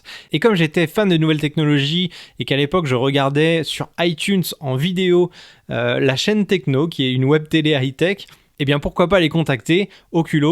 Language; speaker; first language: French; native; French